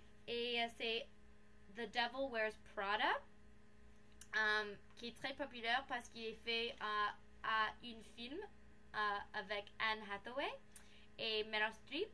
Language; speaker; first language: French; non-native, learner; English